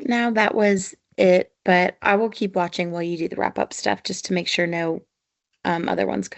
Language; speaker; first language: English; native; English